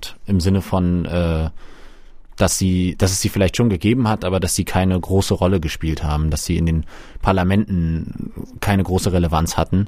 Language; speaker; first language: German; native; German